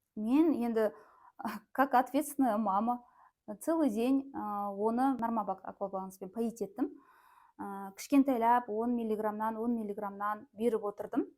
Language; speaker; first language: Russian; non-native, local second language; Kazakh